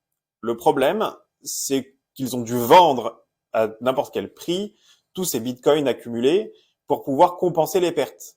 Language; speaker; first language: French; native; French